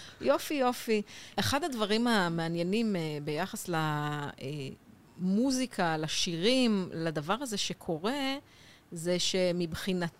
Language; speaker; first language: Hebrew; native; Hebrew